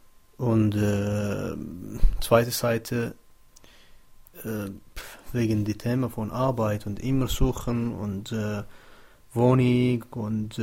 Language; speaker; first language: German; non-native, learner; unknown